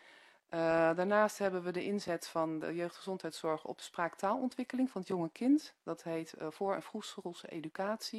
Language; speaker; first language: Dutch; native; Dutch